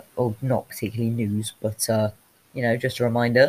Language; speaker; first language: English; native; English